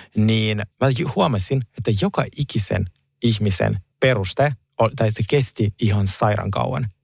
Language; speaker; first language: Finnish; non-native, fluent; Russian